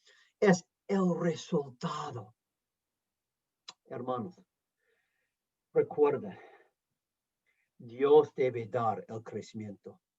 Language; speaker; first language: Spanish; non-native, fluent; English